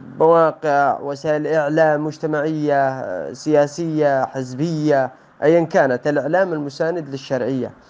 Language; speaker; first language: Arabic; native; Arabic